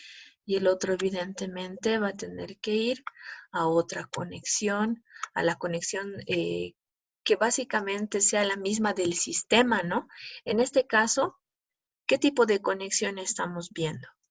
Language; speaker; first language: Spanish; native; Spanish